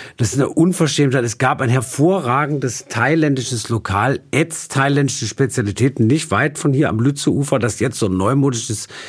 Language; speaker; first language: German; native; German